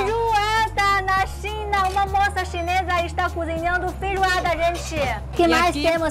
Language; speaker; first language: Portuguese; non-native, fluent; Chinese